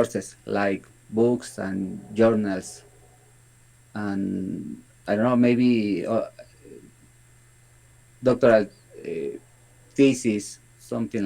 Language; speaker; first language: English; non-native, learner; Spanish